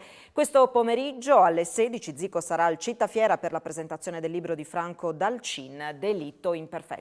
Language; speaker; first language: Italian; native; Italian